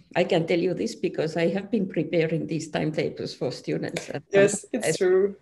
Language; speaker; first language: English; non-native, fluent; Finnish